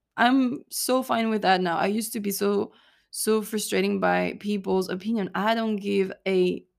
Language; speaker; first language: English; non-native, fluent; French